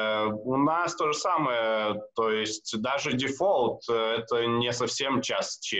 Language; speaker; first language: Russian; native; Russian